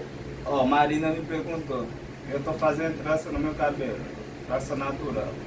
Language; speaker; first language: Portuguese; non-native, learner; Haitian Creole